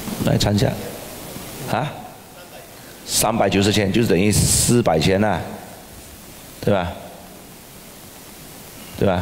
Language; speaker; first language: Chinese; native; Chinese